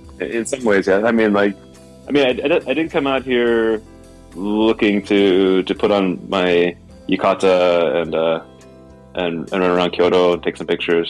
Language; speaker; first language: English; native; English